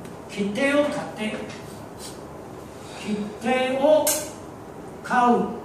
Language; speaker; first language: Japanese; non-native, fluent; Chinese